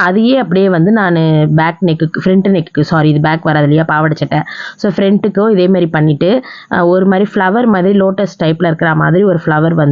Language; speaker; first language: Tamil; native; Tamil